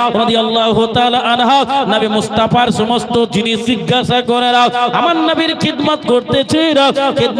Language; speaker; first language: Bangla; non-native, fluent; Urdu